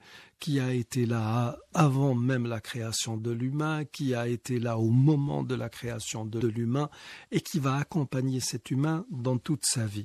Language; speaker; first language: French; non-native, local second language; Arabic